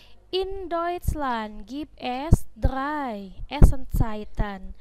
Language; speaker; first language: German; non-native, fluent; Indonesian